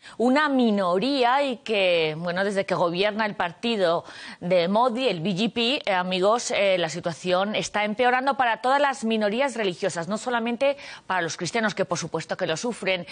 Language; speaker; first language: Spanish; native; Spanish